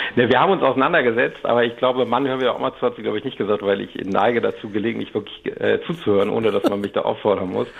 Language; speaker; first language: German; native; German